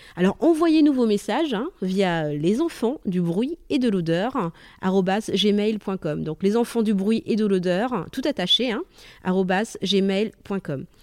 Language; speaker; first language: French; native; French